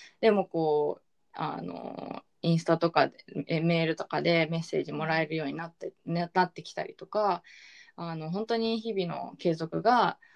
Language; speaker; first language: Japanese; early bilingual, heritage; Japanese